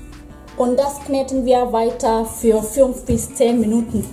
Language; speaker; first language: German; non-native, fluent; Swahili